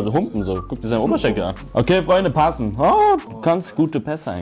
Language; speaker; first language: German; native; German